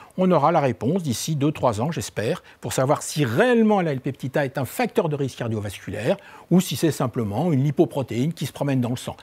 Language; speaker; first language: French; native; French